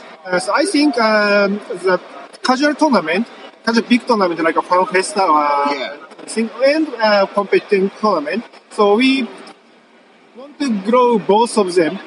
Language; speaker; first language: English; non-native, learner; Japanese